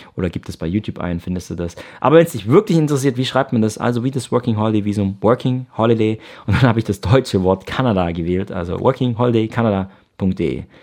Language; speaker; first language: German; native; German